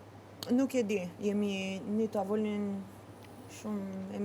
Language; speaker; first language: Albanian; non-native, learner; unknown